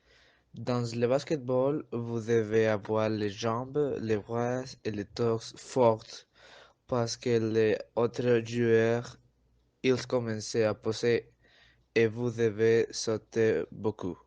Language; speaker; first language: French; non-native, learner; Spanish